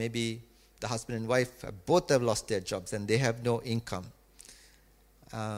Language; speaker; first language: English; non-native, local second language; Tamil